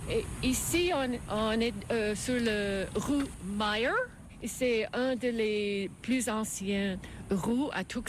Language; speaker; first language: French; non-native, learner; English